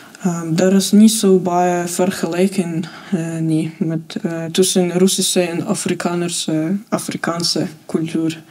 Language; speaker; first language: Dutch; non-native, learner; Russian